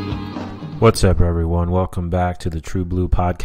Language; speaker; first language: English; native; English